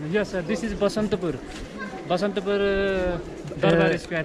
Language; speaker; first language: English; non-native, learner; Nepali